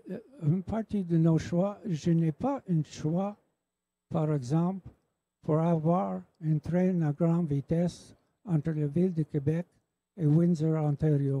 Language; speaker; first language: French; non-native, local second language; English